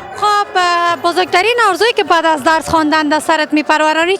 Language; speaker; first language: Persian; native; Persian